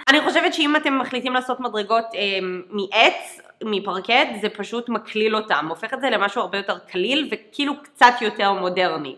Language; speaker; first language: Hebrew; early bilingual, other home language; English